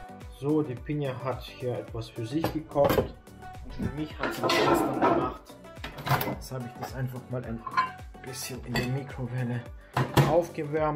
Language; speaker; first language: German; native; German